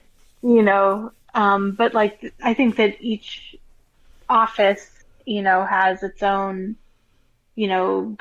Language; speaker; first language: English; native; English